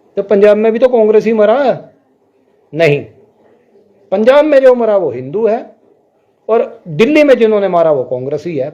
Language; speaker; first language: Hindi; non-native, local second language; Punjabi